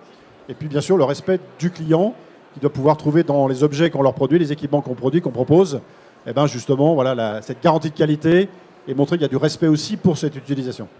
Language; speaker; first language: French; native; French